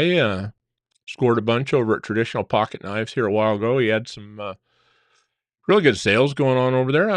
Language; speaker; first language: English; native; English